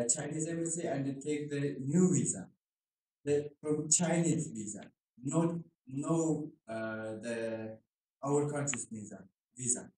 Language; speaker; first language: English; non-native, learner; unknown